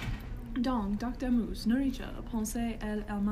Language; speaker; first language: French; non-native, learner; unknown